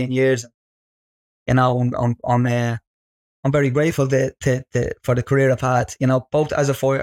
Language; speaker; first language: English; native; English